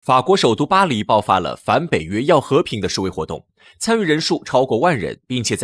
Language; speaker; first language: Chinese; native; Chinese